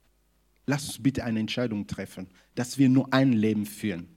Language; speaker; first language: German; non-native, fluent; Lingala